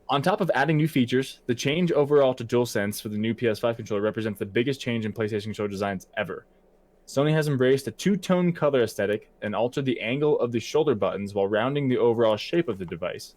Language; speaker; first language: English; native; English